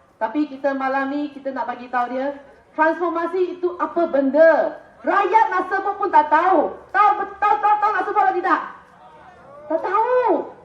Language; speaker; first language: Malay; non-native, local second language; Chinese